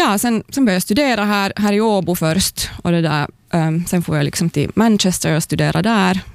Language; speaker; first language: Swedish; native; Swedish